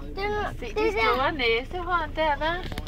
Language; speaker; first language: Danish; native; Danish